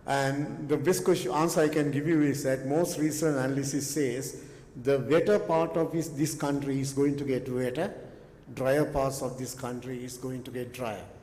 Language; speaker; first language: English; non-native, local second language; Sinhala